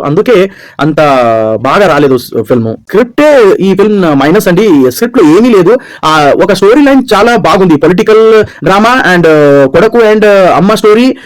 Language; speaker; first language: Telugu; non-native, learner; Kannada